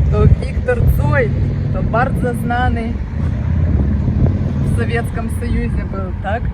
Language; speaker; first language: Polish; non-native, learner; Russian